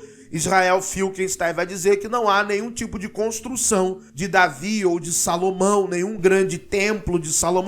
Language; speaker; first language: Portuguese; native; Portuguese